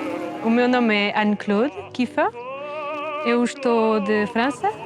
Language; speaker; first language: Portuguese; non-native, fluent; French